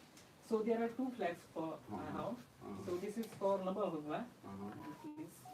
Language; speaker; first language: English; non-native, learner; Marathi